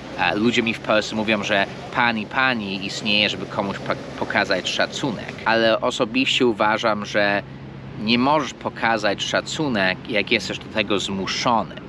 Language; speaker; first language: Polish; non-native, fluent; English